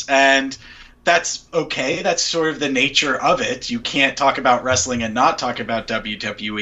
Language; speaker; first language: English; native; English